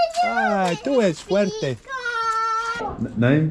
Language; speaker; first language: Spanish; non-native, learner; English